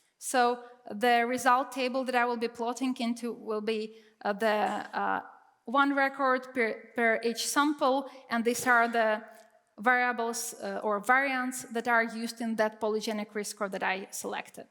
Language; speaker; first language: English; non-native, fluent; Czech